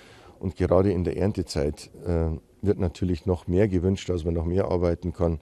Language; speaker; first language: German; native; German